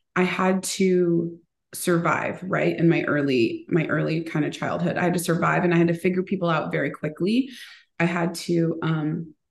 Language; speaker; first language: English; early bilingual, other home language; Spanish